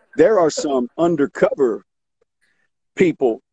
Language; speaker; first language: English; native; English